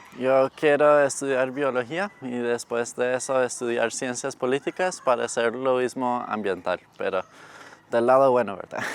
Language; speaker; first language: Spanish; non-native, fluent; English